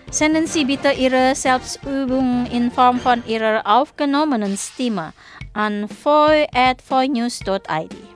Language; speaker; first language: German; non-native, fluent; Indonesian